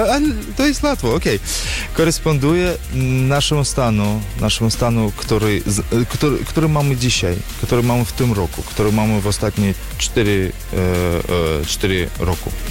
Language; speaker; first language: Polish; non-native, learner; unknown